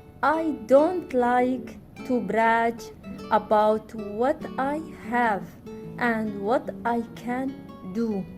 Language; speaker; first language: English; non-native, learner; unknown